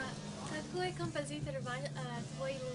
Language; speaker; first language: Russian; non-native, learner; English